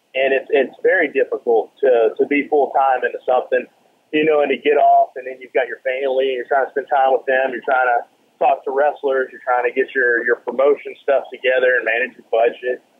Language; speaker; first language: English; native; English